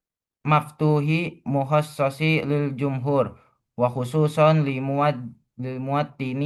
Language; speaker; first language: Arabic; non-native, learner; Indonesian